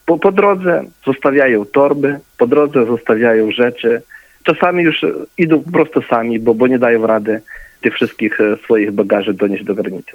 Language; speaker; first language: Polish; early bilingual, heritage; Polish